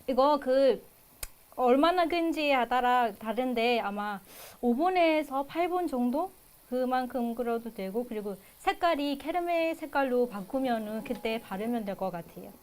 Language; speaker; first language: Korean; non-native, fluent; Chinese